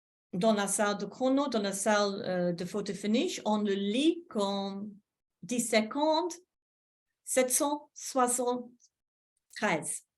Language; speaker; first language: French; non-native, fluent; English